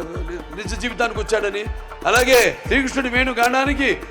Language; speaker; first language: Telugu; native; Telugu